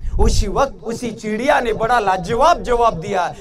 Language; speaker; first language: Hindi; non-native, local second language; Marathi